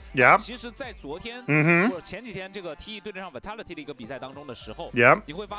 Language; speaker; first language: Chinese; native; Chinese